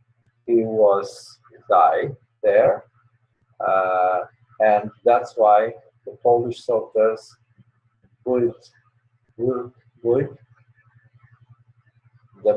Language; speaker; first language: English; non-native, learner; Polish